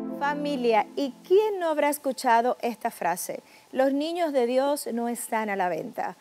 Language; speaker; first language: Spanish; native; Spanish